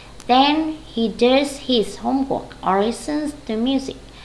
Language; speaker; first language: English; non-native, fluent; Vietnamese